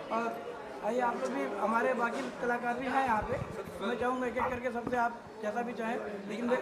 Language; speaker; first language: Hindi; native; Hindi